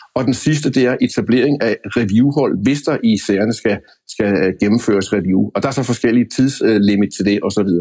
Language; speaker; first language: Danish; native; Danish